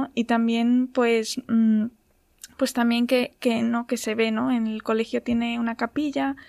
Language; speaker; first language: Spanish; native; Spanish